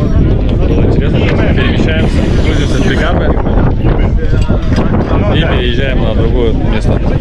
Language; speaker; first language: Russian; native; Russian